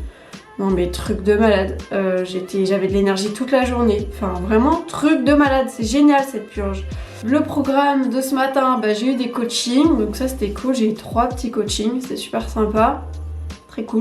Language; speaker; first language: French; native; French